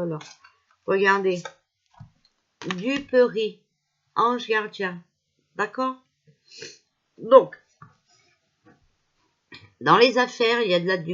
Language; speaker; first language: French; native; French